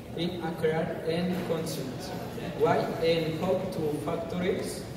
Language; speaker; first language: English; non-native, learner; Spanish